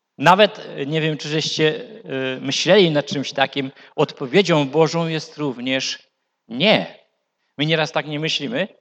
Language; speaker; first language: Polish; native; Polish